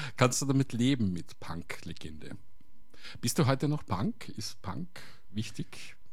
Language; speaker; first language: German; native; German